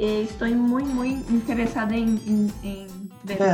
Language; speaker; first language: Spanish; non-native, learner; Portuguese